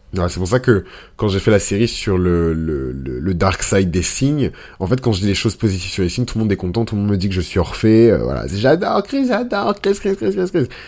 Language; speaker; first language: French; early bilingual, other home language; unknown